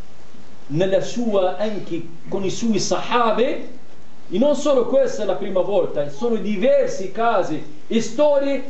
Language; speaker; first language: Italian; non-native, fluent; Arabic